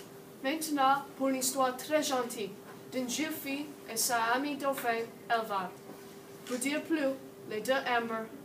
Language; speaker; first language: French; non-native, learner; English